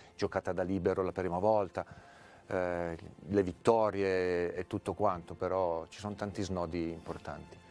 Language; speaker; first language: Italian; native; Italian